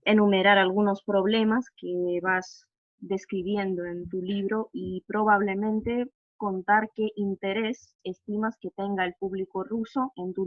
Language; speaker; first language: Spanish; non-native, fluent; Russian